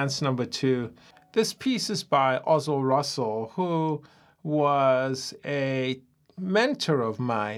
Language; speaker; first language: English; non-native, local second language; Ewe